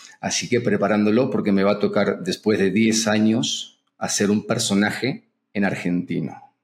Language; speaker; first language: Spanish; native; Spanish